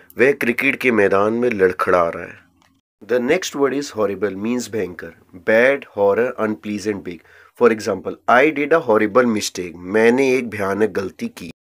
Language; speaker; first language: Hindi; native; Hindi